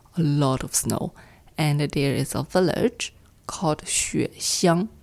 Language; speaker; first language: English; non-native, fluent; Chinese